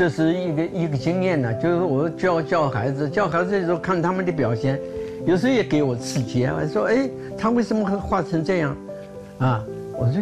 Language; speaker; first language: Chinese; native; Chinese